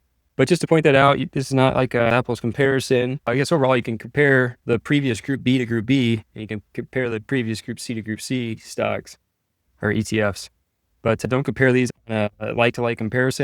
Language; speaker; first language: English; native; English